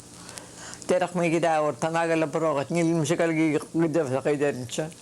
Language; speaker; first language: Irish; native; Irish